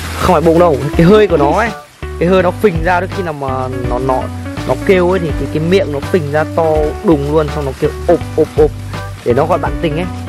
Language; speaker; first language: Vietnamese; non-native, local second language; Tày